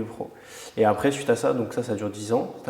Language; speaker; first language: French; native; French